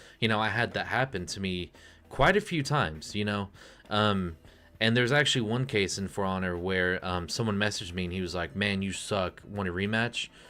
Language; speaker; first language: English; native; English